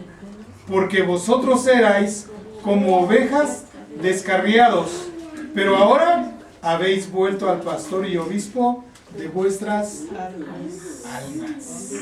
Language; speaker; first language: Spanish; native; Spanish